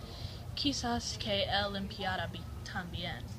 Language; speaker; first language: Spanish; non-native, learner; English